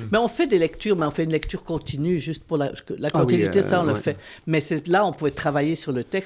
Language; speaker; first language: French; native; French